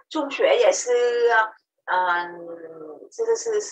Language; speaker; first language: Chinese; non-native, learner; Vietnamese